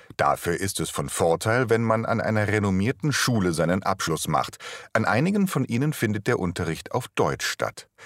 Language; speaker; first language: German; native; German